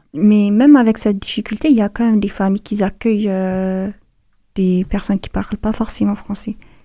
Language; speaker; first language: French; non-native, fluent; Amharic